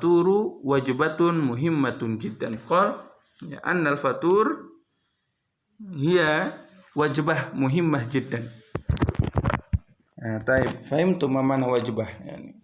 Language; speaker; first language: Arabic; non-native, fluent; Indonesian